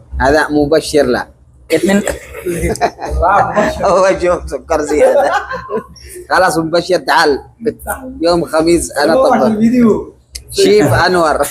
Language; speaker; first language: Arabic; non-native, learner; Bangla